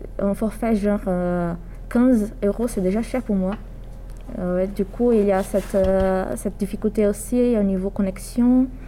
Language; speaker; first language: French; non-native, fluent; Portuguese